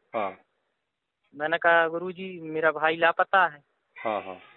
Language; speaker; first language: Hindi; native; Hindi